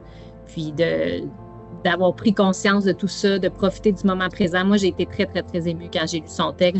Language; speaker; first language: French; native; French